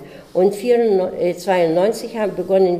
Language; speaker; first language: German; early bilingual, heritage; German